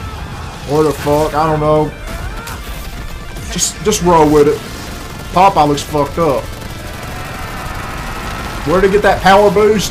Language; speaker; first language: English; native; English